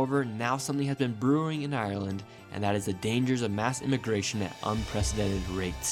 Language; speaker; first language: English; native; English